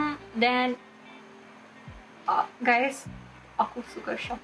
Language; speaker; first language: Indonesian; non-native, learner; English